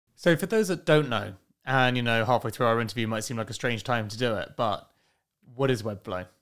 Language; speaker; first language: English; native; English